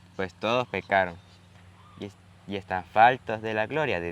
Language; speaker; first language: Spanish; native; Spanish